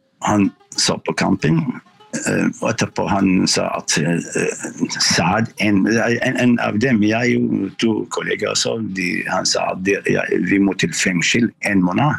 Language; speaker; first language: Norwegian; non-native, learner; Arabic